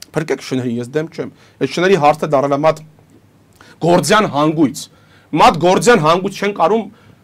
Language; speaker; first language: Armenian; native; Armenian